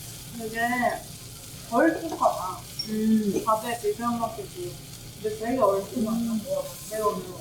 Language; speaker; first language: Korean; non-native, learner; Portuguese